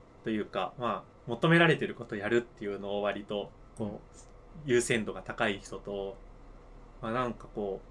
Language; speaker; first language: Japanese; native; Japanese